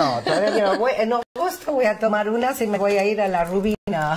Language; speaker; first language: Spanish; non-native, fluent; English